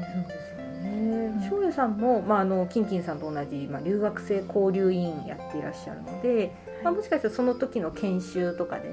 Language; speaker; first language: Japanese; native; Japanese